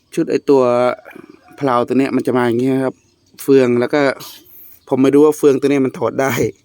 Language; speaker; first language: Thai; native; Thai